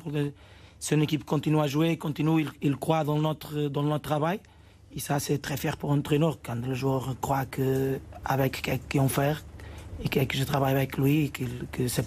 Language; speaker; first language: French; non-native, fluent; Portuguese